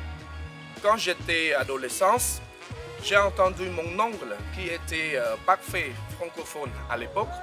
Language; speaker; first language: French; non-native, local second language; Khmer